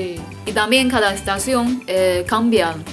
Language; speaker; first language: Spanish; non-native, fluent; Chinese